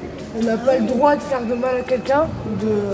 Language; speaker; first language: French; non-native, fluent; Arabic